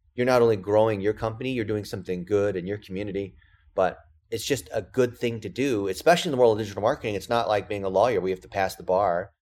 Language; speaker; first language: English; early bilingual, other home language; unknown